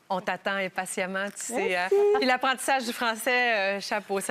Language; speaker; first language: French; native; French